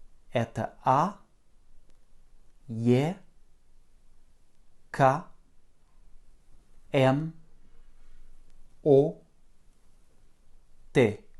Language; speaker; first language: Russian; non-native, fluent; French